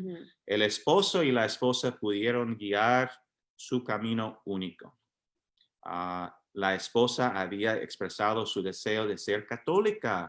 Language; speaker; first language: Spanish; non-native, fluent; English